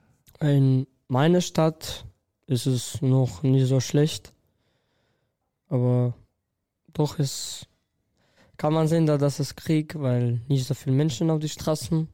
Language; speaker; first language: German; non-native, learner; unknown